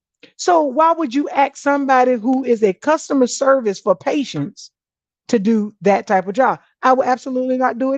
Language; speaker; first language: English; native; English